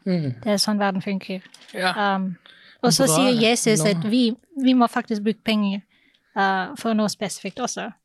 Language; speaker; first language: Norwegian; non-native, fluent; English